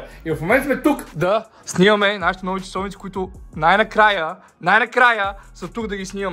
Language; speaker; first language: Bulgarian; native; Bulgarian